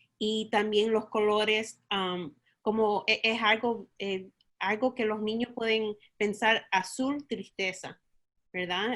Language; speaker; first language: Spanish; early bilingual, heritage; Spanish